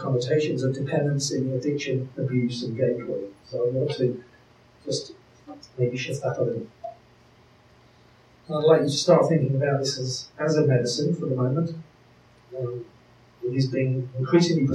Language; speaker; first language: English; native; English